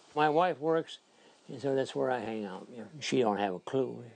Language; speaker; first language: English; native; English